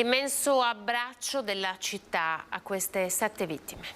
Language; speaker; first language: Italian; native; Italian